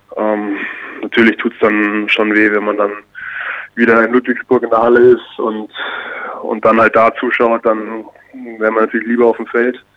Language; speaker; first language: German; native; German